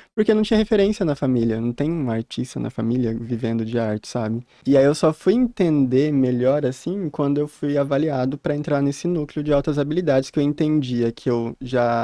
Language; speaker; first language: Portuguese; native; Portuguese